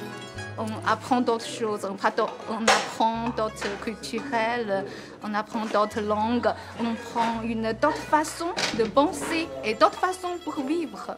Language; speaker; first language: French; non-native, learner; Chinese